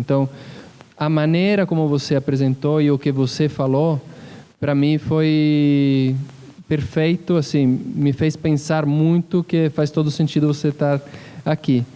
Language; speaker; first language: Portuguese; non-native, fluent; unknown